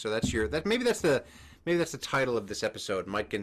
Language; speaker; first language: English; native; English